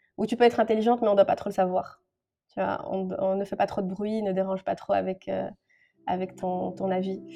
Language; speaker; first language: French; non-native, local second language; Arabic